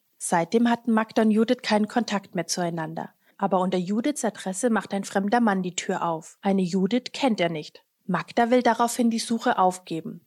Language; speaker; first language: German; native; German